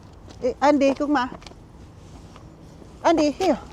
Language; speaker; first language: German; non-native, learner; Filipino